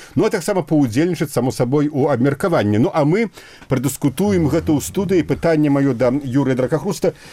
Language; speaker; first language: Belarusian; native; Belarusian